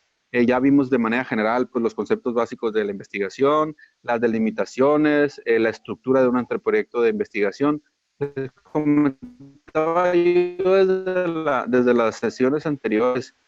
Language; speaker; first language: Spanish; native; Spanish